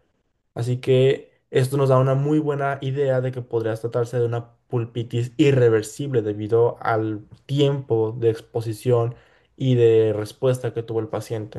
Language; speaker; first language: Spanish; native; Spanish